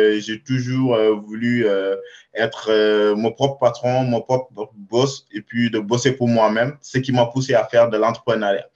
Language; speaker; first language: French; non-native, local second language; Wolof